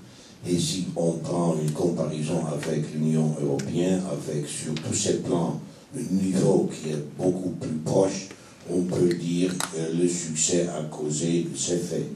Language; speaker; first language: French; non-native, fluent; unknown